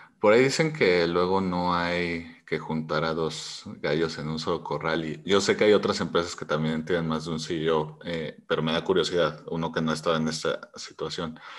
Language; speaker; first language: Spanish; native; Spanish